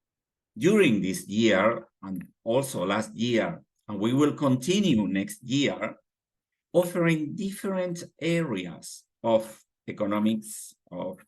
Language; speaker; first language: English; non-native, fluent; Spanish